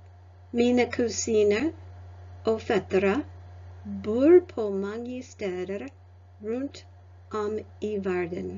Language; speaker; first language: Norwegian; non-native, learner; English